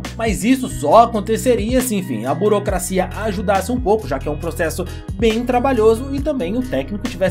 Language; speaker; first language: Portuguese; native; Portuguese